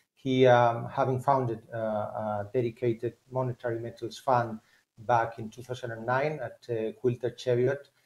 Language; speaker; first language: English; non-native, fluent; Spanish